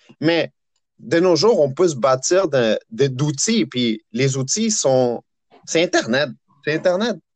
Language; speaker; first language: French; early bilingual, other home language; Spanish